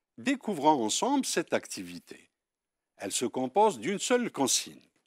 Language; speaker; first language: French; non-native, local second language; Arabic